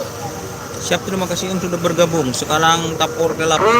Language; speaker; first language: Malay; non-native, local second language; Madurese